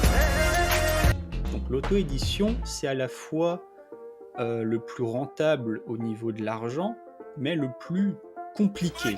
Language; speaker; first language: French; native; French